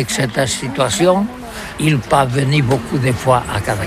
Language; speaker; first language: French; non-native, learner; Catalan